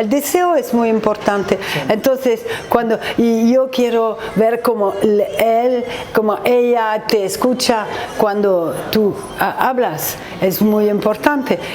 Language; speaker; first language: Spanish; non-native, learner; French